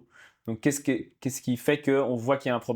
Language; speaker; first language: French; native; French